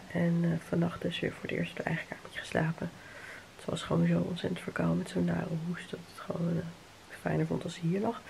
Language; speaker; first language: Dutch; native; Dutch